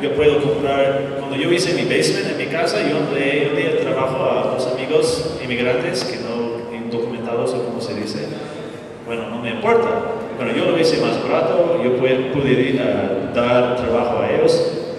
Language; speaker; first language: Spanish; non-native, fluent; English